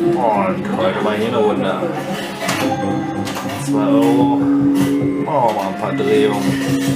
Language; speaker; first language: German; native; German